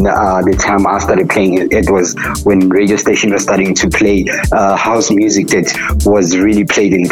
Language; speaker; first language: English; non-native, local second language; Zulu